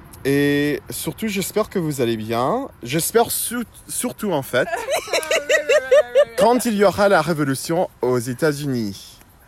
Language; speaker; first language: French; non-native, fluent; English